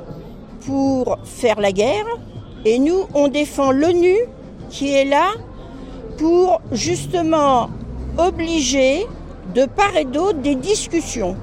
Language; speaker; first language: French; native; French